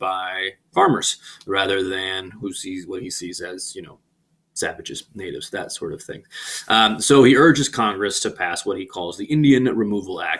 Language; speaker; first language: English; native; English